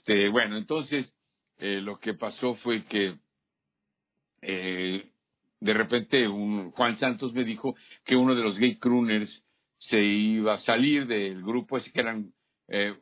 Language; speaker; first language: Spanish; native; Spanish